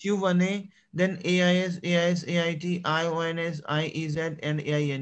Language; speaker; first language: French; non-native, fluent; Hindi